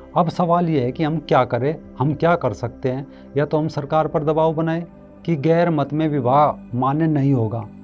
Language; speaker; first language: Hindi; native; Hindi